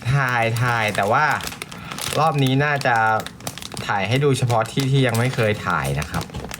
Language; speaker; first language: Thai; native; Thai